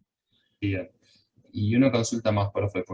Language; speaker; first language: Spanish; native; Spanish